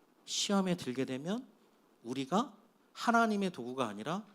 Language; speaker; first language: Korean; native; Korean